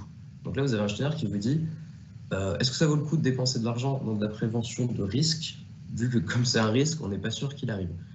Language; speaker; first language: French; native; French